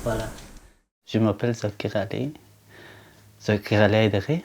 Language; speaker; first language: French; non-native, learner; Persian